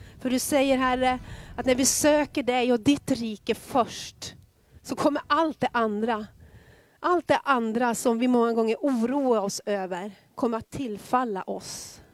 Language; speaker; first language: Swedish; native; Swedish